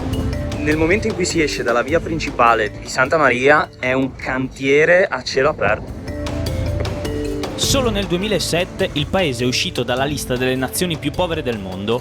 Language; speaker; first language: Italian; native; Italian